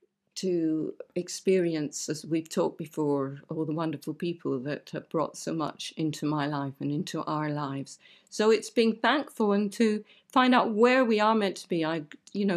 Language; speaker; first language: English; native; English